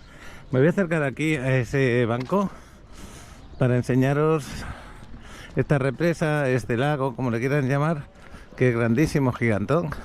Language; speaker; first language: Spanish; native; Spanish